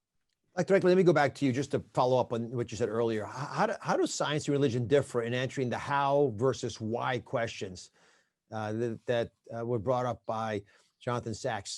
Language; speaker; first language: English; native; English